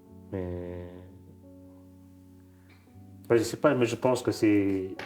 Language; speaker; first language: French; non-native, fluent; Vietnamese